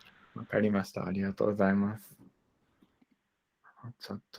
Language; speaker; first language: Japanese; non-native, fluent; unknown